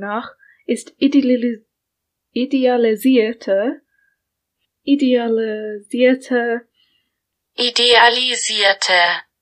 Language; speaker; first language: German; non-native, learner; English